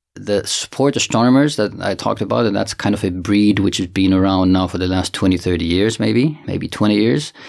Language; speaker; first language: English; non-native, fluent; Finnish